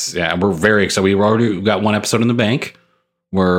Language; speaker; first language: English; native; English